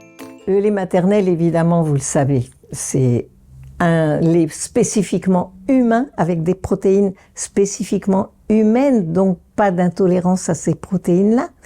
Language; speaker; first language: French; native; French